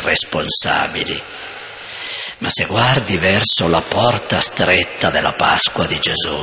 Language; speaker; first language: Italian; native; Italian